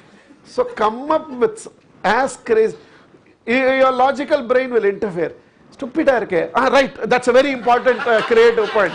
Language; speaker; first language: English; non-native, local second language; Tamil